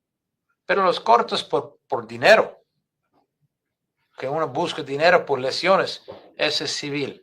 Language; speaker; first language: Spanish; non-native, fluent; English